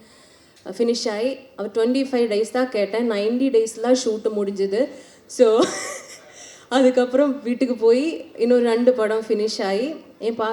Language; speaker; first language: Tamil; non-native, learner; Malayalam